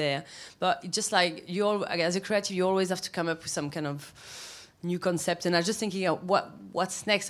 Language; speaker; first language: English; non-native, fluent; French